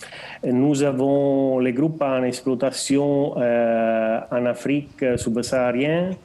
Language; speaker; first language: French; non-native, learner; Portuguese